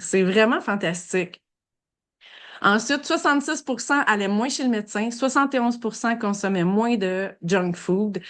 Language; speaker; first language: French; native; French